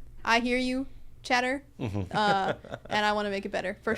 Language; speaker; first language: English; native; English